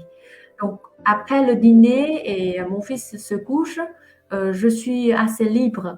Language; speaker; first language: French; non-native, fluent; Vietnamese